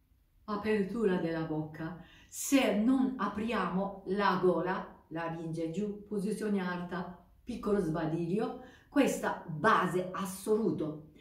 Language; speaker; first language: Italian; non-native, fluent; Japanese